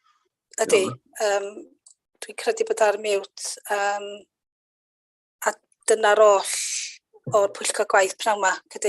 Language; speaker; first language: Welsh; native; Welsh